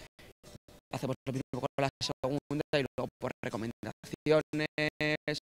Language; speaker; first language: Spanish; native; Spanish